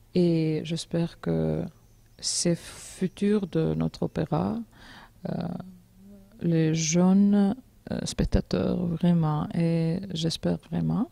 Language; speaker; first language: French; non-native, learner; Georgian